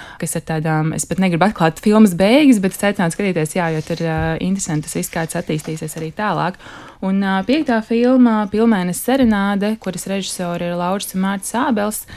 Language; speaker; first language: Latvian; native; Latvian